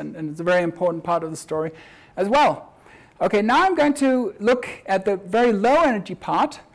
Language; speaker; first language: English; native; English